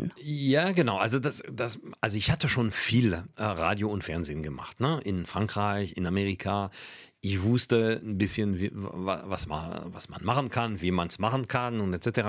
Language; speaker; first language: German; non-native, fluent; French